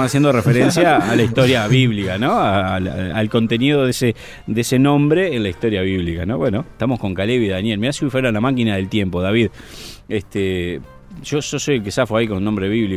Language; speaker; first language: Spanish; native; Spanish